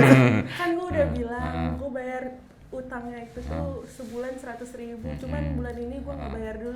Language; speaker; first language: Indonesian; native; Indonesian